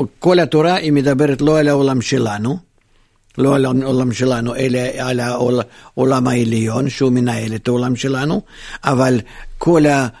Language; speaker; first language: Hebrew; non-native, fluent; Russian